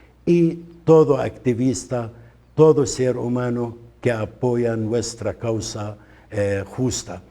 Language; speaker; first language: Spanish; non-native, fluent; Arabic